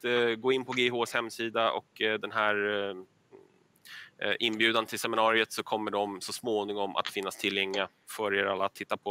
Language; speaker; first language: Swedish; native; Swedish